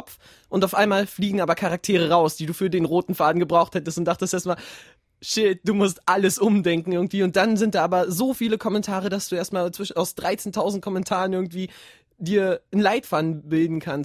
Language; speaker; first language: German; native; German